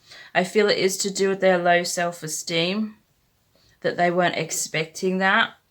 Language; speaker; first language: English; native; English